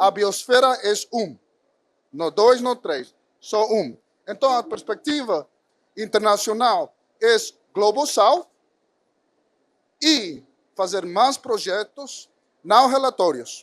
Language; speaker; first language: Portuguese; non-native, fluent; Spanish